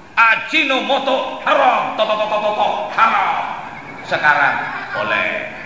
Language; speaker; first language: Indonesian; non-native, local second language; Banjar